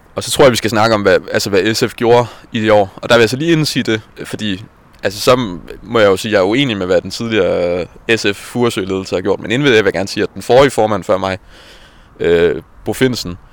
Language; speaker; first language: Danish; native; Danish